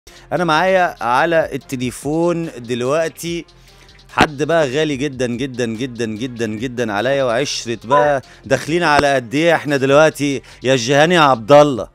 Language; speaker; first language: Arabic; native; Arabic